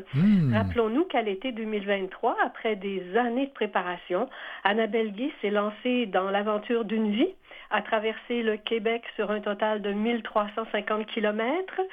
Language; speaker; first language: French; native; French